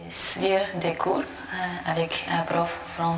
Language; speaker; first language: French; non-native, learner; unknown